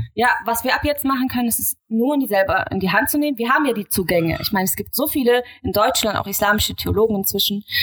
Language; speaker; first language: German; native; German